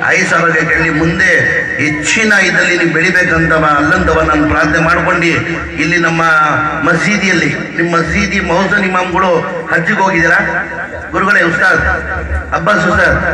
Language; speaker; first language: Kannada; non-native, local second language; Urdu